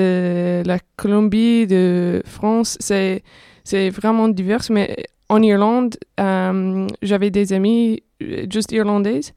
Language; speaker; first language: French; non-native, fluent; English